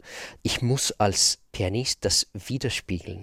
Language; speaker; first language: German; non-native, fluent; Russian